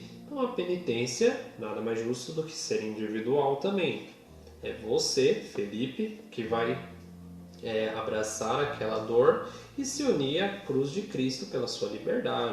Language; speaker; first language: Portuguese; native; Portuguese